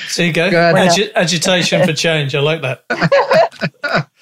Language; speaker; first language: English; native; English